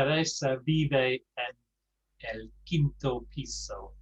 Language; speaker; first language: Spanish; non-native, fluent; English